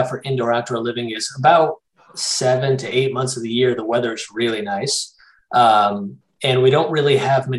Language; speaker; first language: English; native; English